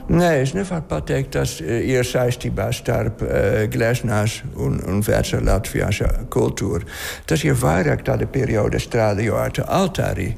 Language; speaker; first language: Latvian; non-native, learner; Dutch